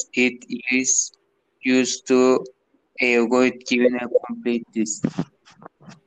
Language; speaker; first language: English; non-native, learner; Turkish